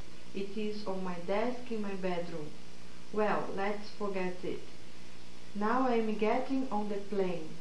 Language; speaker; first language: English; non-native, learner; Portuguese